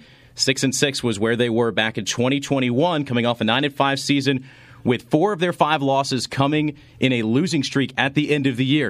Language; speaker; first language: English; native; English